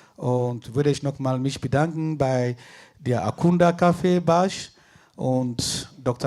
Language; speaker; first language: German; non-native, fluent; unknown